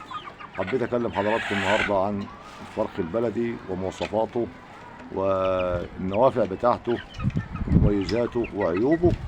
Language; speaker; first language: Arabic; native; Arabic